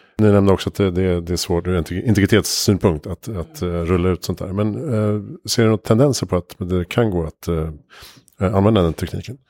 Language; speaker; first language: Swedish; native; Swedish